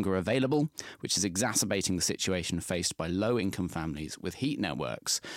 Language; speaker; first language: English; native; English